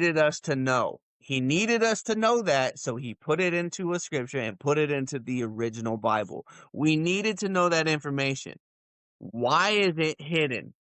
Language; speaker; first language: English; native; English